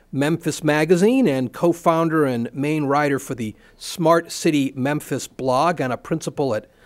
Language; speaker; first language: English; native; English